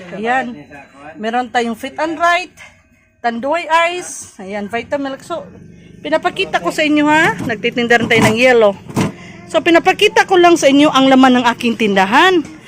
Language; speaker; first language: Filipino; non-native, local second language; Cebuano